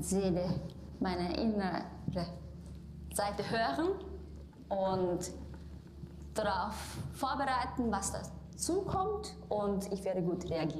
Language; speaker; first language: German; non-native, fluent; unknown